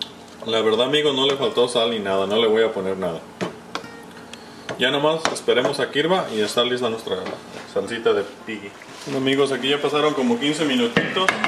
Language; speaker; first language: Spanish; native; Spanish